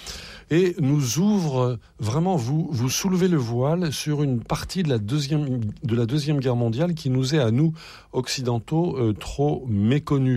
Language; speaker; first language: French; native; French